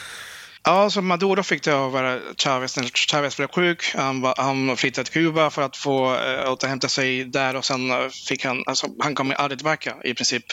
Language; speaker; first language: Swedish; non-native, fluent; Spanish